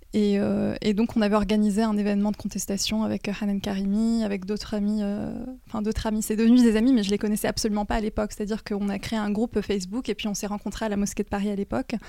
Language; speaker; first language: French; native; French